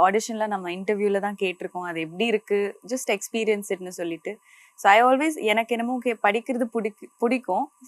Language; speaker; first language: Tamil; non-native, local second language; Malayalam